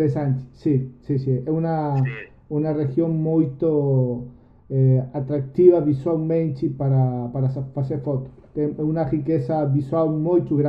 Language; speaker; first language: Portuguese; non-native, learner; Spanish